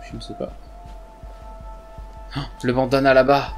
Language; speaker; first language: French; native; French